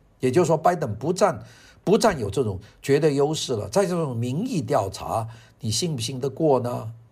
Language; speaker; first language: Chinese; native; Chinese